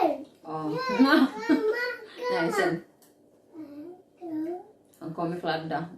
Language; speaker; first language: Swedish; non-native, learner; Filipino